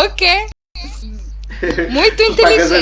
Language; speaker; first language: Portuguese; non-native, learner; Italian